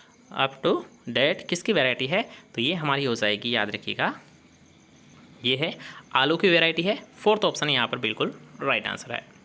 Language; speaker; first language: Hindi; native; Hindi